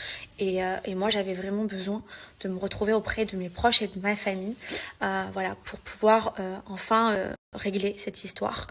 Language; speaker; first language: French; native; French